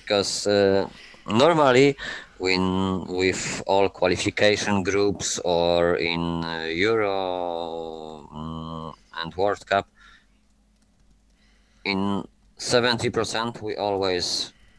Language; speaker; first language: English; non-native, learner; Polish